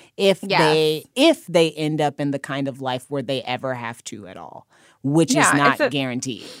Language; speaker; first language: English; native; English